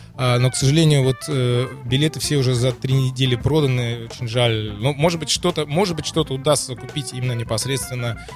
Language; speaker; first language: Russian; native; Russian